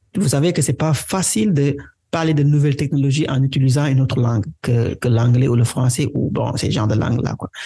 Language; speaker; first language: French; non-native, local second language; Wolof